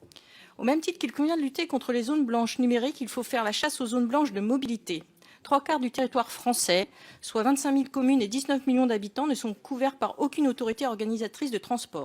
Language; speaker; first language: French; native; French